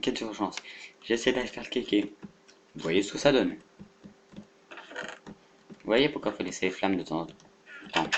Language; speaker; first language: French; native; French